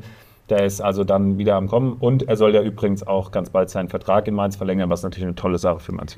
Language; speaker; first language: German; native; German